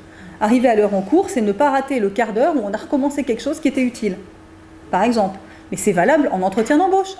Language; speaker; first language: French; native; French